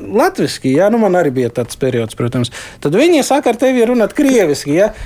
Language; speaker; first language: Latvian; non-native, local second language; Russian